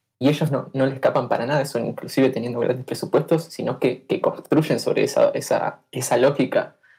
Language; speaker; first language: Spanish; native; Spanish